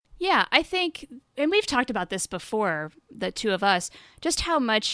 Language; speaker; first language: English; native; English